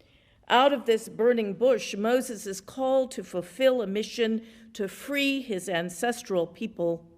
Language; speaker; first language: English; native; English